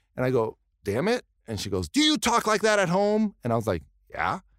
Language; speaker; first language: English; early bilingual, other home language; Spanish